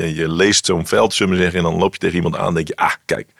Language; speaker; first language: Dutch; native; Dutch